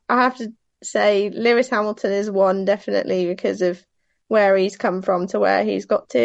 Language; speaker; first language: English; native; English